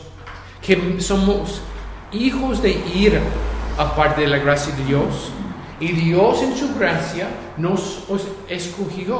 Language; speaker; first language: Spanish; non-native, fluent; English